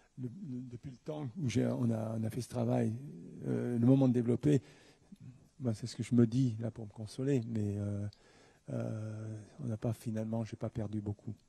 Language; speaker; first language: French; native; French